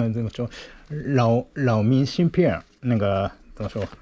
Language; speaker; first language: Chinese; non-native, learner; Japanese